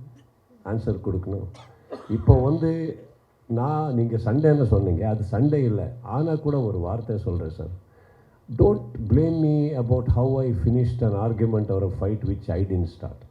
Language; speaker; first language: Tamil; non-native, local second language; Kannada